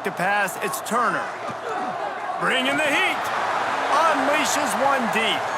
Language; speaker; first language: English; native; English